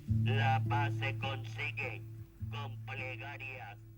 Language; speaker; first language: Spanish; native; Spanish